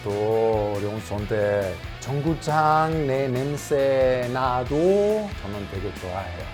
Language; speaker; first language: Korean; non-native, learner; Italian